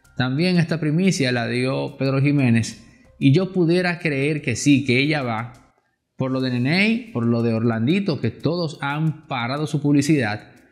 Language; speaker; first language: Spanish; native; Spanish